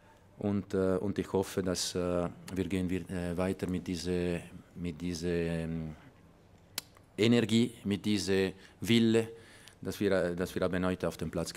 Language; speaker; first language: German; non-native, learner; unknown